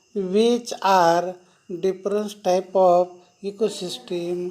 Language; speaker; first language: English; non-native, local second language; Marathi